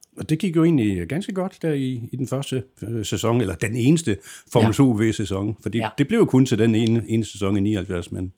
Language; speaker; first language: Danish; native; Danish